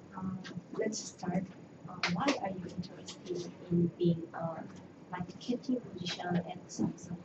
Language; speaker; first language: English; non-native, learner; Korean